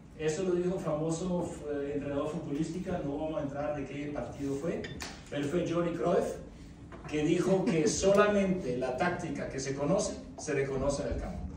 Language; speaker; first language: Spanish; non-native, fluent; German